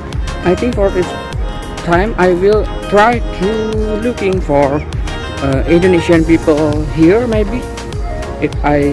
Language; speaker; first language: English; non-native, learner; Indonesian